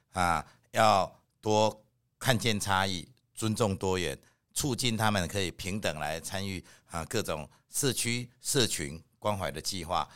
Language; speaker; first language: Chinese; native; Chinese